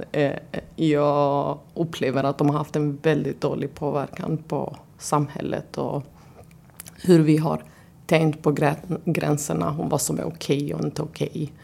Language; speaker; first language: Swedish; early bilingual, other home language; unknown